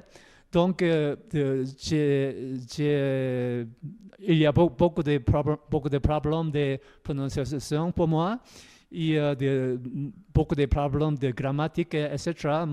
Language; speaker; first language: French; non-native, learner; Korean